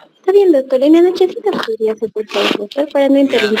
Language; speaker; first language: Spanish; native; Spanish